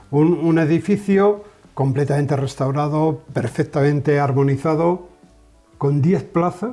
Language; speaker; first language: Spanish; native; Spanish